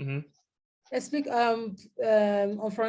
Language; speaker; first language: French; non-native, learner; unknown